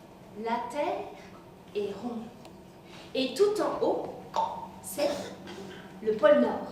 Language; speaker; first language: French; native; French